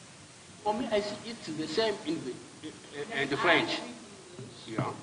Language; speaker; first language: English; non-native, learner; French